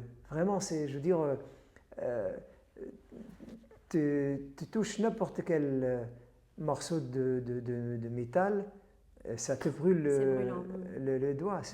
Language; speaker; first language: French; non-native, fluent; Arabic